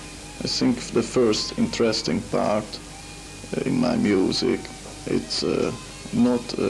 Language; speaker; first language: English; non-native, learner; Hungarian